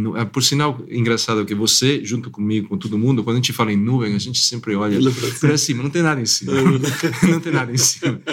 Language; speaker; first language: Portuguese; non-native, fluent; Italian